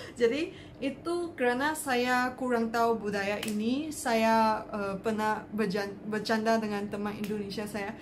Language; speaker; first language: Indonesian; non-native, fluent; Chinese